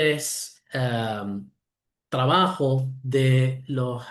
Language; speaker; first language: Spanish; non-native, fluent; Arabic